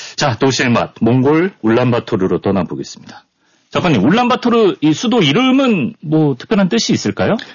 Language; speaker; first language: Korean; native; Korean